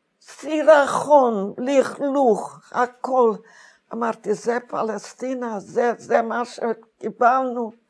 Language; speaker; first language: Hebrew; non-native, fluent; Hungarian